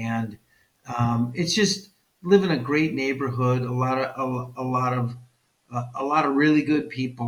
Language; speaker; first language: English; native; English